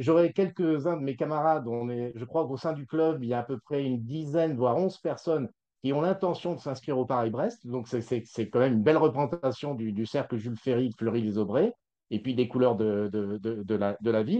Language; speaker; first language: French; native; French